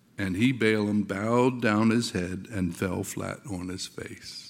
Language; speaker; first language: English; native; English